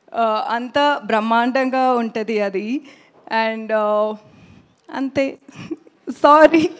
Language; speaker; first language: Telugu; non-native, learner; Tamil